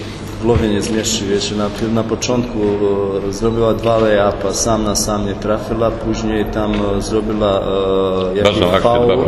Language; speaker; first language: Polish; non-native, fluent; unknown